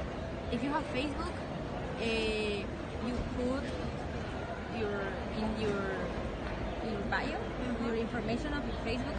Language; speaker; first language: English; non-native, learner; Spanish